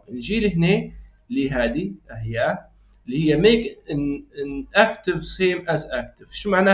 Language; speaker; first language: Arabic; native; Arabic